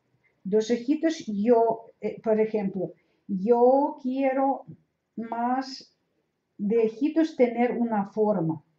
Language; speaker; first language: Spanish; non-native, learner; Russian